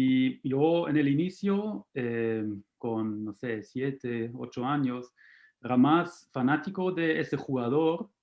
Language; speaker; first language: Spanish; non-native, fluent; German